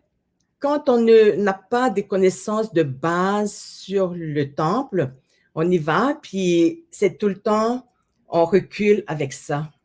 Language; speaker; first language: French; non-native, fluent; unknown